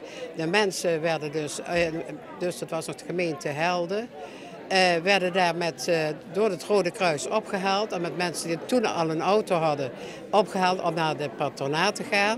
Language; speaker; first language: Dutch; native; Dutch